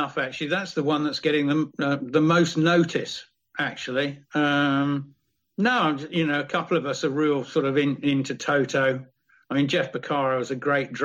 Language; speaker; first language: English; native; English